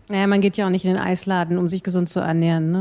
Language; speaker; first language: German; native; German